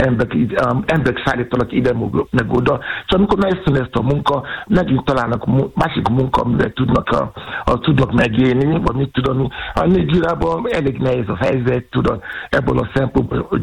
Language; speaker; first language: Hungarian; non-native, fluent; Yoruba